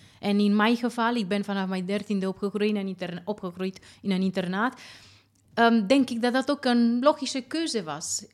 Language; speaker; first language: Dutch; non-native, fluent; Romanian